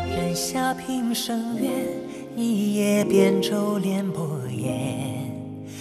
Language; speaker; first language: Chinese; native; Chinese